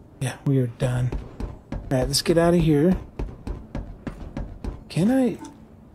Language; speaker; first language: English; native; English